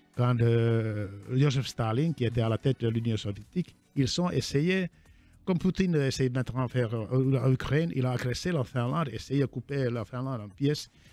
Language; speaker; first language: French; non-native, fluent; Finnish